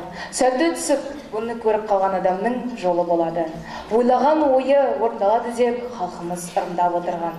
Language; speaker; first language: Kazakh; native; Kazakh